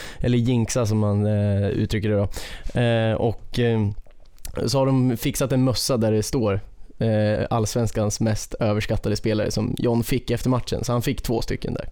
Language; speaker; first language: Swedish; native; Swedish